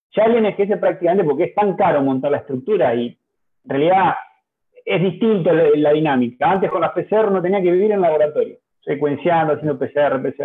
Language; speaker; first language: Spanish; native; Spanish